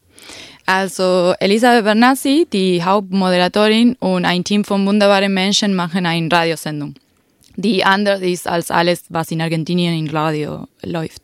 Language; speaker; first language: German; non-native, fluent; Spanish